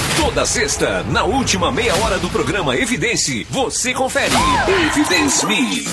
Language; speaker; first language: Portuguese; native; Portuguese